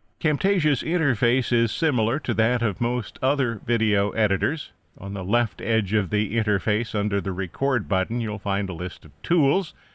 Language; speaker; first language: English; native; English